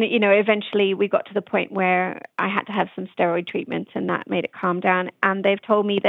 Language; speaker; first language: English; native; English